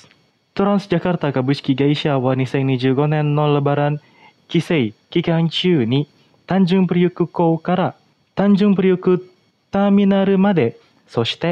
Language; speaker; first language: Japanese; non-native, fluent; Indonesian